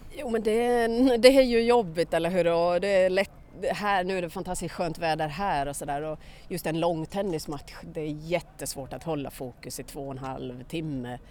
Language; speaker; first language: Swedish; native; Swedish